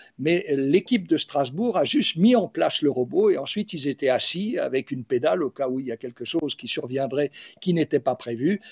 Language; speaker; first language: French; native; French